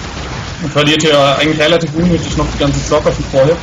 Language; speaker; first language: German; native; German